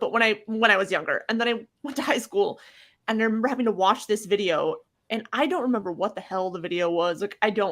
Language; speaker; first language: English; native; English